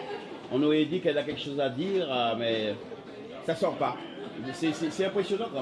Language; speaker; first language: French; native; French